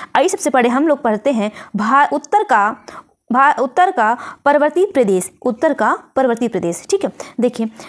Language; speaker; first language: Hindi; native; Hindi